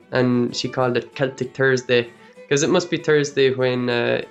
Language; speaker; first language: English; native; English